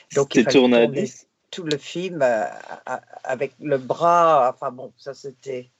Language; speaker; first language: French; non-native, fluent; English